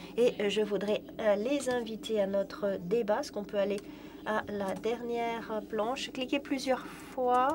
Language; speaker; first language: French; non-native, fluent; Polish